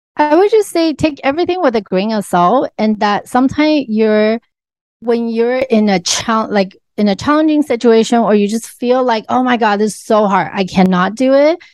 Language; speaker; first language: English; early bilingual, other home language; Chinese